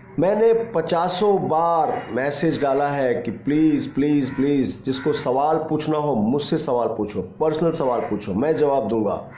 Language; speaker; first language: Hindi; native; Hindi